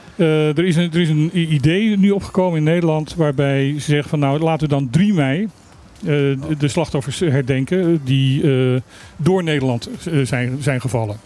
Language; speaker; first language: Dutch; native; Dutch